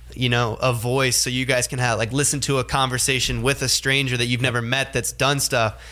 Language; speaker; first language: English; native; English